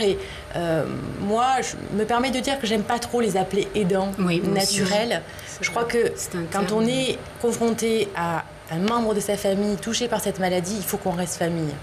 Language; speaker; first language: French; native; French